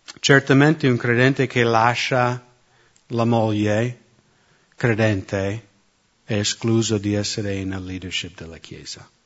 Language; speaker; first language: Italian; non-native, fluent; English